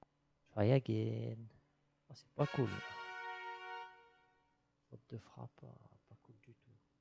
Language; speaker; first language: French; non-native, learner; English